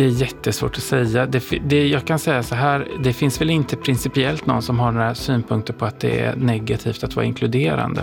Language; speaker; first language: Swedish; native; Swedish